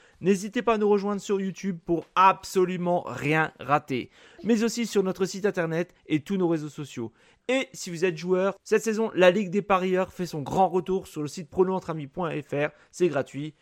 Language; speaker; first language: French; native; French